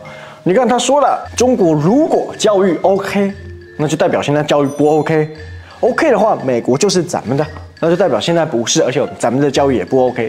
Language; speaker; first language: Chinese; native; Chinese